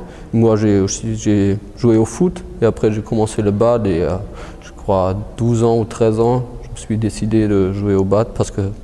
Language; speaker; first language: French; early bilingual, heritage; German